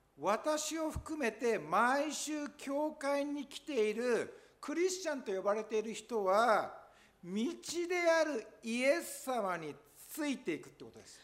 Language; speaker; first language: Japanese; native; Japanese